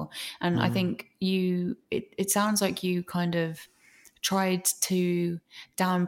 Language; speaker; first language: English; native; English